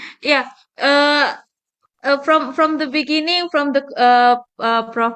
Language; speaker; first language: English; non-native, fluent; Indonesian